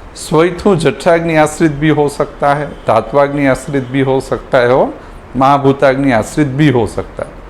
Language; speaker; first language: Hindi; non-native, local second language; Gujarati